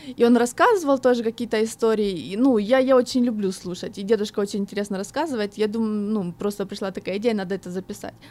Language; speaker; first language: Russian; native; Russian